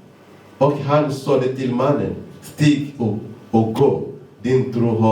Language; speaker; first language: Swedish; non-native, fluent; Lingala